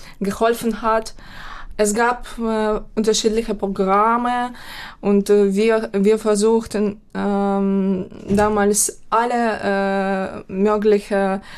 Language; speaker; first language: German; non-native, learner; Ukrainian